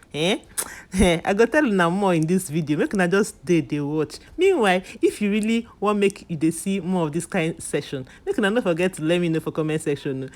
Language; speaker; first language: Nigerian Pidgin; non-native, local second language; Igbo